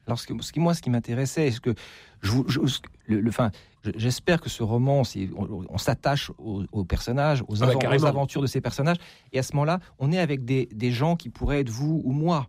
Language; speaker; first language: French; native; French